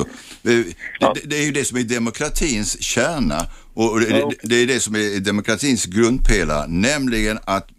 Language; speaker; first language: Swedish; native; Swedish